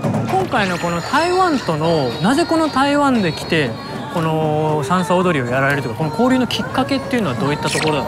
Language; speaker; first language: Japanese; native; Japanese